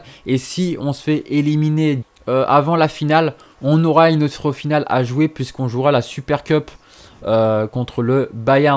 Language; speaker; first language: French; native; French